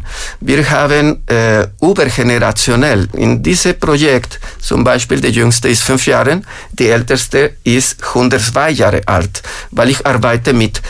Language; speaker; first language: German; non-native, fluent; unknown